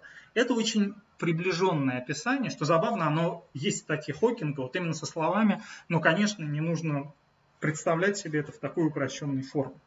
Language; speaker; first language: Russian; native; Russian